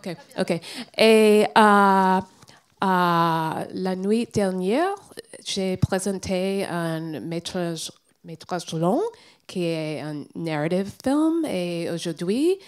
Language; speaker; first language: French; non-native, learner; English